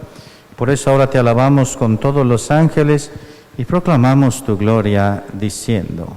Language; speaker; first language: Spanish; native; Spanish